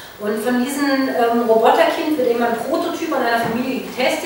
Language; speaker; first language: German; native; German